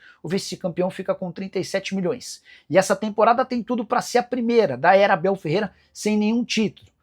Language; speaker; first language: Portuguese; native; Portuguese